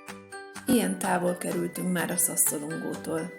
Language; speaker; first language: Hungarian; native; Hungarian